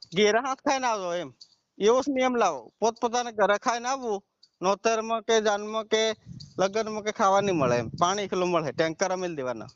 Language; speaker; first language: Gujarati; non-native, local second language; Bhili